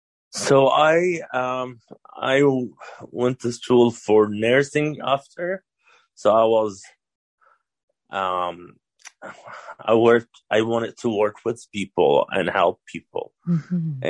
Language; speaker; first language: English; non-native, fluent; Arabic